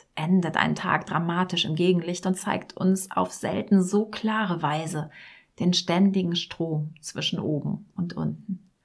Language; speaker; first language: German; native; German